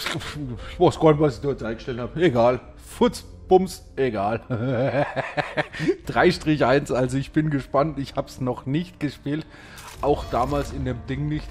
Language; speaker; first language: German; native; German